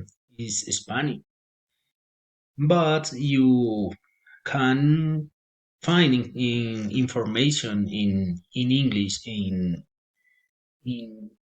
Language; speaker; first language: English; non-native, learner; Spanish